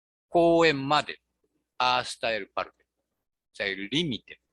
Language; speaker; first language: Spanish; non-native, fluent; Japanese